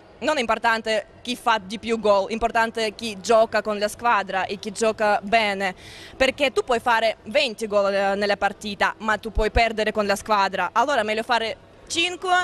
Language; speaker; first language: Italian; non-native, fluent; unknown